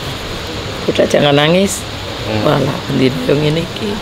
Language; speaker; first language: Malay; non-native, local second language; Javanese